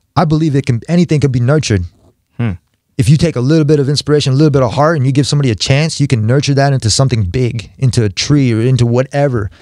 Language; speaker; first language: English; native; English